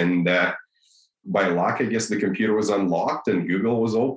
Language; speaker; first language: English; non-native, fluent; Russian